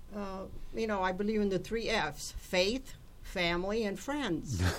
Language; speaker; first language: English; early bilingual, other home language; Italian